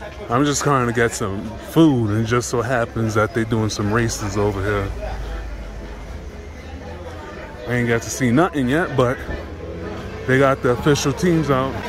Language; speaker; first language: English; native; English